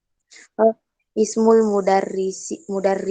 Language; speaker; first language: Arabic; non-native, learner; Indonesian